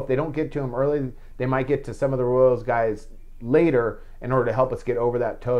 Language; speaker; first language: English; native; English